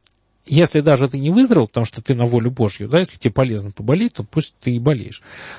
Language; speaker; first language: Russian; native; Russian